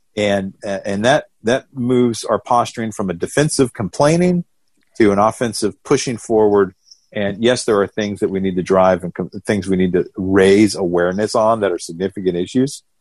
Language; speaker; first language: English; native; English